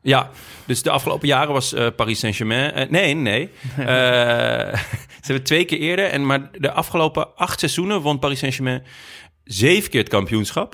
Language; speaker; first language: Dutch; native; Dutch